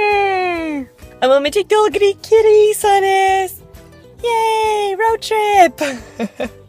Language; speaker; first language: Irish; non-native, local second language; English